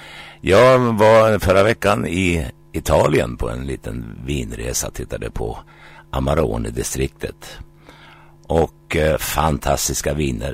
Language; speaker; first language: Swedish; native; Swedish